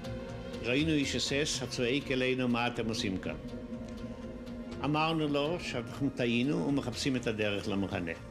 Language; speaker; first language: Hebrew; non-native, fluent; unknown